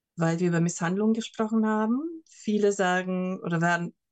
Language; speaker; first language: German; non-native, fluent; Hungarian